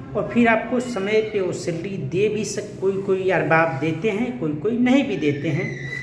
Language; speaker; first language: Hindi; native; Hindi